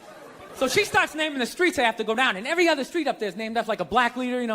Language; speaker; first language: English; native; English